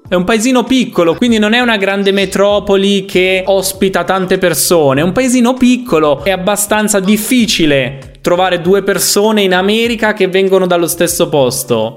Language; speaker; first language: Italian; native; Italian